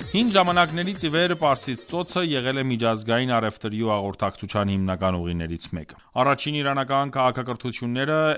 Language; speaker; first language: Armenian; native; Armenian